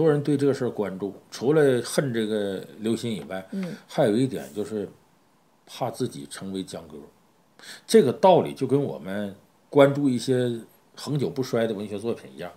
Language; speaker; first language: Chinese; native; Chinese